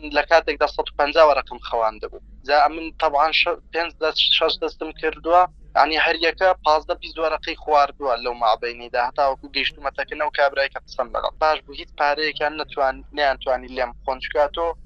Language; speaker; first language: Central Kurdish; native; Central Kurdish